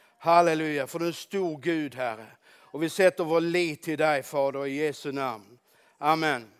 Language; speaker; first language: Swedish; native; Swedish